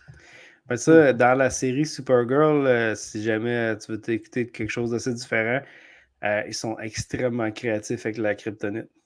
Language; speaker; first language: French; native; French